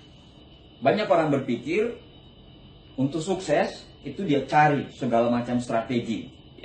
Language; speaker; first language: Indonesian; native; Indonesian